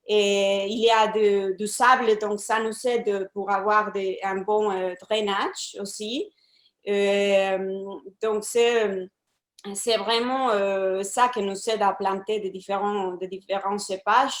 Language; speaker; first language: French; non-native, fluent; Spanish